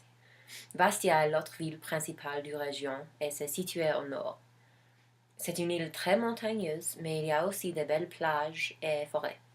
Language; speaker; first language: French; non-native, learner; English